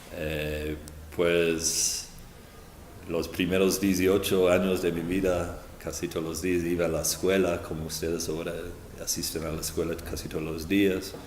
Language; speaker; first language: Spanish; non-native, fluent; English